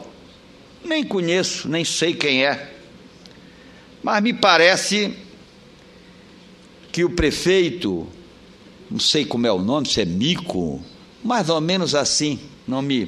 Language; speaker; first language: Portuguese; native; Portuguese